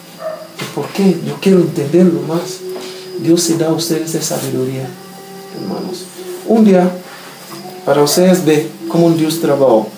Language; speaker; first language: Spanish; non-native, learner; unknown